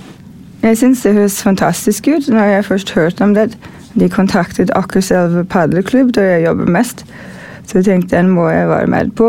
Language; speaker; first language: Norwegian; non-native, fluent; English